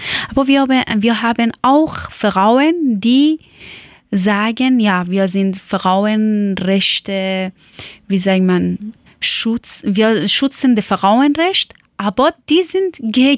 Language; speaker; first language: German; non-native, learner; Persian